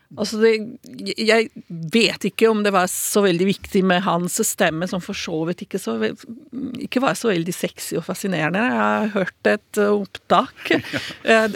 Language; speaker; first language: Norwegian; non-native, fluent; Italian